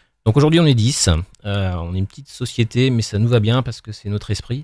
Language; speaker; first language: French; native; French